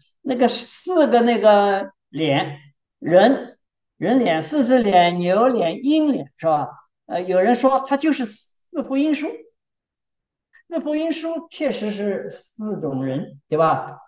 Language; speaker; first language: Chinese; native; Chinese